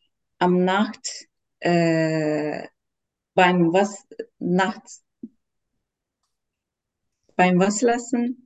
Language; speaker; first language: German; non-native, learner; Turkish